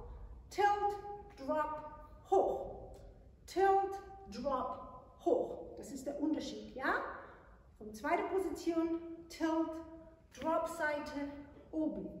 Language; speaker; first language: German; non-native, fluent; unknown